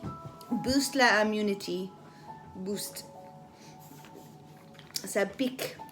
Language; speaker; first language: French; non-native, learner; English